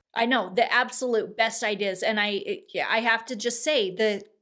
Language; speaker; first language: English; non-native, fluent; Danish